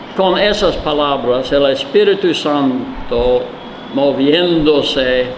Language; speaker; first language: Spanish; non-native, learner; English